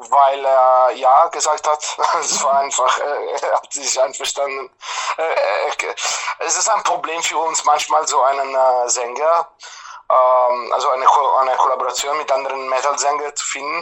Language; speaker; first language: German; non-native, fluent; Italian